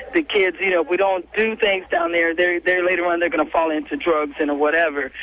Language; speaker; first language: English; non-native, learner; Spanish